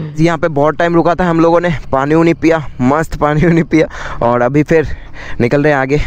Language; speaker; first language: Hindi; non-native, local second language; Bangla